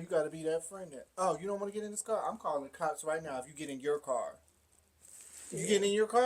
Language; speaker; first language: English; native; English